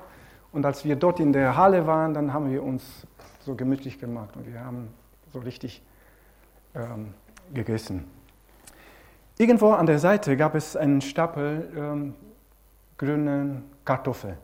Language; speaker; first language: German; non-native, fluent; Romanian